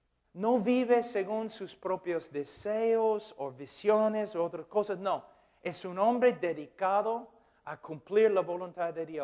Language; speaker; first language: Spanish; non-native, fluent; English